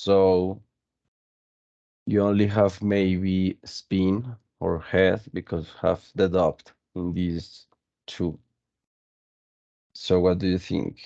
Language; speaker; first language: English; non-native, fluent; Spanish